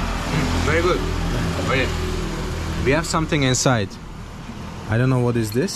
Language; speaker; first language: English; non-native, fluent; Azerbaijani